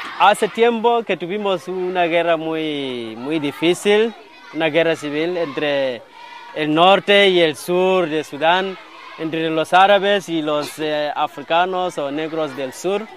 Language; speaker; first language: Spanish; non-native, fluent; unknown